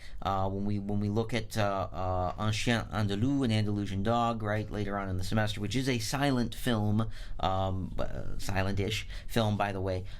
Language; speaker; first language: English; native; English